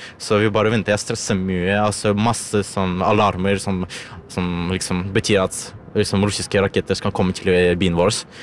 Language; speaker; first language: Norwegian; non-native, learner; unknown